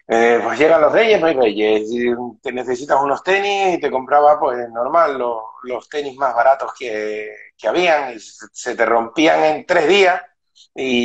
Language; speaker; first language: Spanish; native; Spanish